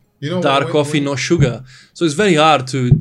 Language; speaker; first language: English; non-native, fluent; Italian